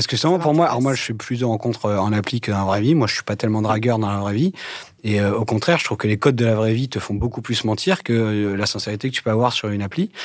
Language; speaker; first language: French; native; French